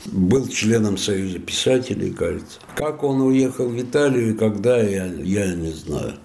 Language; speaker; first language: Russian; non-native, fluent; Italian